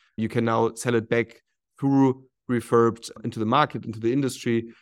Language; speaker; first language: English; non-native, fluent; German